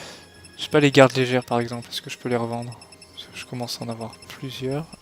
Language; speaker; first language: French; native; French